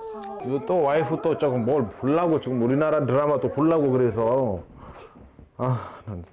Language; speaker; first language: Korean; non-native, fluent; Amharic